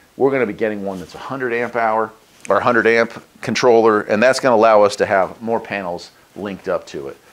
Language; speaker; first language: English; native; English